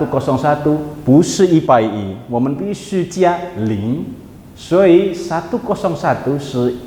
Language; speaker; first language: Chinese; non-native, fluent; Indonesian